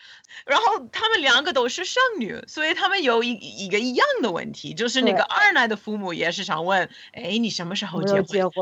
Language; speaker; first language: Chinese; non-native, fluent; English